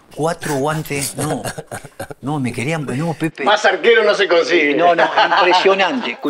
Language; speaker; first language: Spanish; native; Spanish